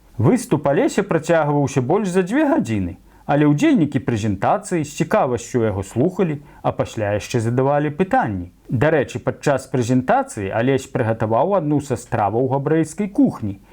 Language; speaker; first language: Belarusian; native; Belarusian